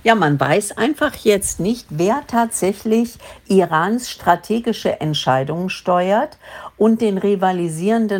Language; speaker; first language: German; native; German